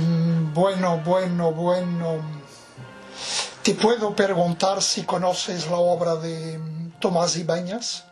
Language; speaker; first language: Spanish; non-native, fluent; Portuguese